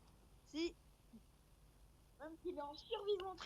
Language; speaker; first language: French; native; French